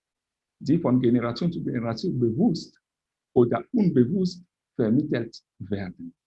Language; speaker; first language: German; non-native, fluent; French